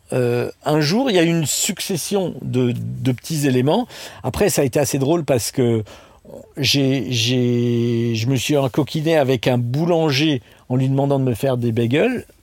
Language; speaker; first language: French; native; French